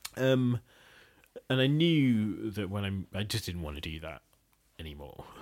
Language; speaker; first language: English; early bilingual, other home language; Bangla